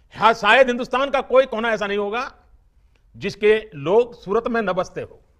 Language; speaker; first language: Hindi; non-native, local second language; Gujarati